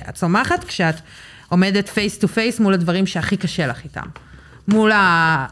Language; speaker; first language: Hebrew; early bilingual, other home language; English